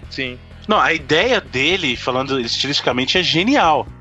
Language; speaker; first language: Portuguese; native; Portuguese